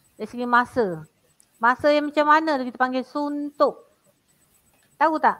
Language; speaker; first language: Malay; native; Malay